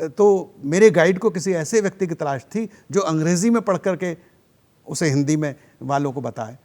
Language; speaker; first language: Hindi; native; Hindi